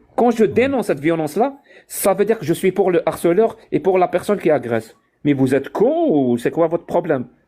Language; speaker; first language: French; non-native, local second language; Arabic